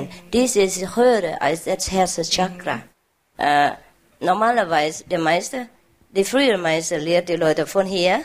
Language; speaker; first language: German; non-native, learner; Vietnamese